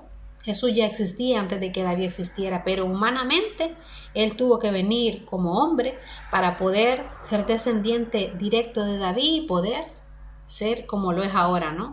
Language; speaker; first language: Spanish; native; Spanish